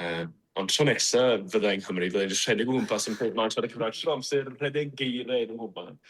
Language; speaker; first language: Welsh; non-native, fluent; English